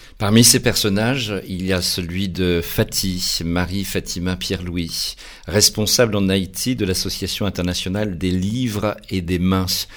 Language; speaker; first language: French; native; French